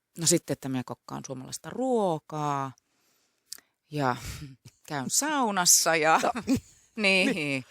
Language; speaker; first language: Finnish; native; Finnish